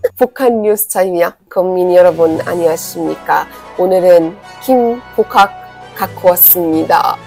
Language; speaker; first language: Korean; non-native, fluent; Arabic